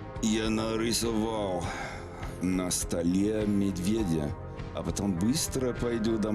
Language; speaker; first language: Russian; non-native, learner; English